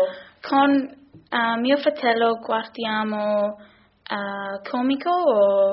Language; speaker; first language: Italian; non-native, learner; English